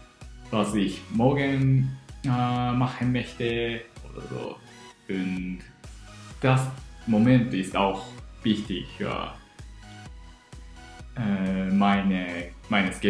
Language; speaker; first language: German; non-native, learner; Japanese